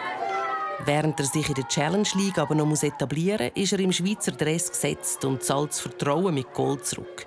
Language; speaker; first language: German; native; German